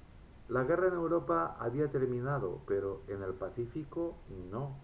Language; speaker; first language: Spanish; native; Spanish